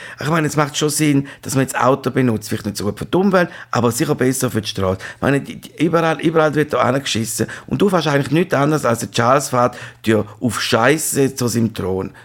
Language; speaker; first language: German; native; German